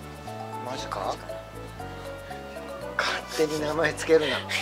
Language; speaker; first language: Japanese; native; Japanese